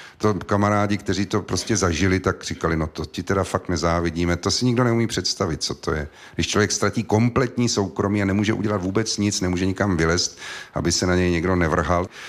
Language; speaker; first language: Czech; native; Czech